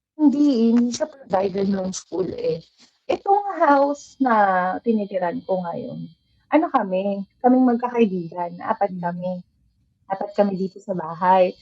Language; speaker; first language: Filipino; native; Filipino